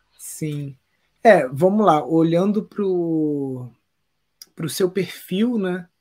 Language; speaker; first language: Portuguese; native; Portuguese